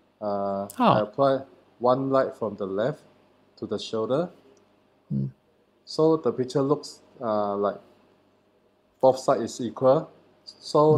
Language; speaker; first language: English; non-native, learner; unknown